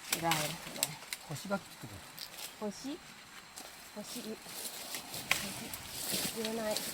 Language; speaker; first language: Japanese; non-native, learner; Thai